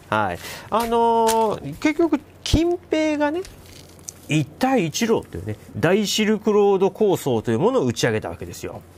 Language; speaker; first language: Japanese; native; Japanese